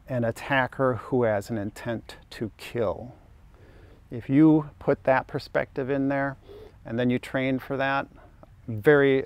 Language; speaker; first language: English; native; English